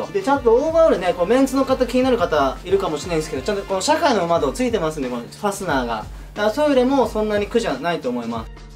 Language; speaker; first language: Japanese; native; Japanese